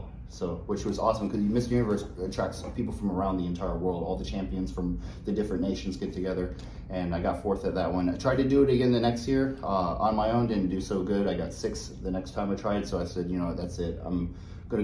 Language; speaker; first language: English; native; English